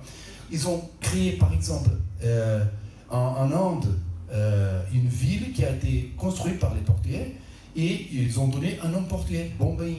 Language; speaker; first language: French; non-native, local second language; Portuguese